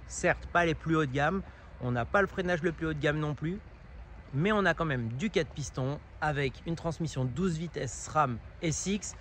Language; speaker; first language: French; native; French